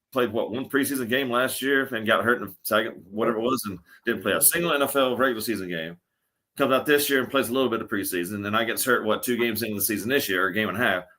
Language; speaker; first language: English; native; English